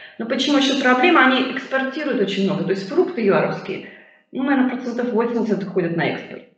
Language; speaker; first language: Russian; native; Russian